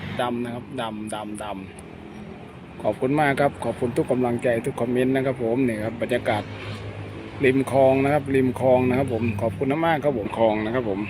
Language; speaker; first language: Thai; native; Thai